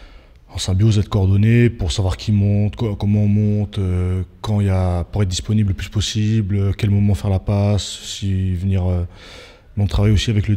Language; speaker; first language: French; native; French